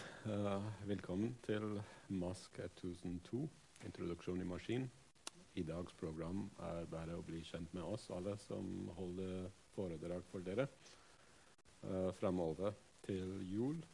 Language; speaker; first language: Norwegian; non-native, fluent; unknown